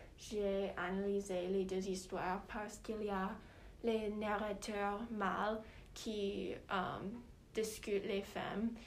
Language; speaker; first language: French; non-native, learner; English